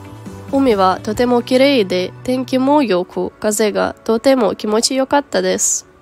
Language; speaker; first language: Japanese; non-native, fluent; Ukrainian